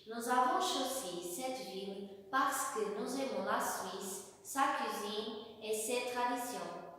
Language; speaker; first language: French; non-native, learner; Portuguese